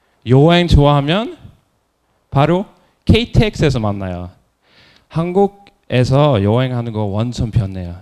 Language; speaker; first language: Korean; non-native, fluent; Norwegian